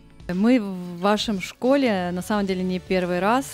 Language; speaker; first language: Russian; non-native, local second language; Estonian